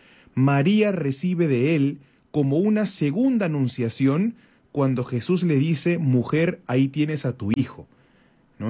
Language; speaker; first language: Spanish; native; Spanish